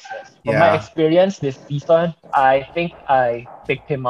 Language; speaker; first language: English; non-native, local second language; Bikol